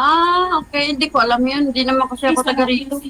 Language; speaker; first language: Filipino; non-native, local second language; Hiligaynon